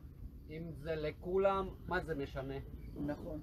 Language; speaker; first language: Hebrew; non-native, learner; Romanian